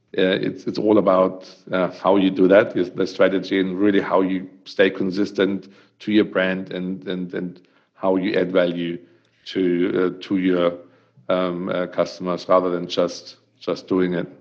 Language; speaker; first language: English; non-native, fluent; German